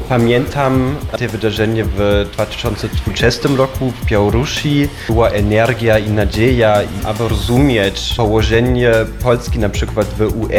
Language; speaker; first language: Polish; non-native, fluent; German